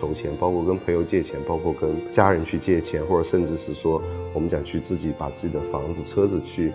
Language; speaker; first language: Chinese; native; Chinese